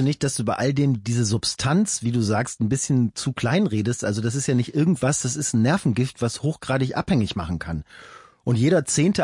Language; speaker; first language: German; native; German